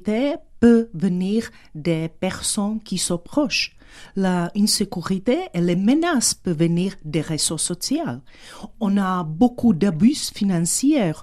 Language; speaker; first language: French; non-native, fluent; Czech